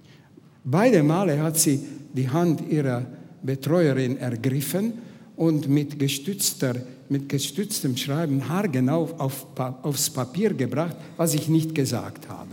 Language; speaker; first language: German; non-native, fluent; Hungarian